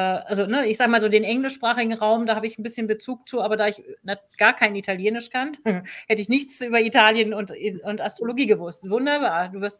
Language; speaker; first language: German; native; German